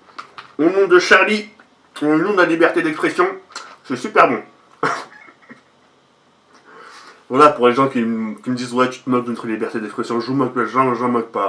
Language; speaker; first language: French; native; French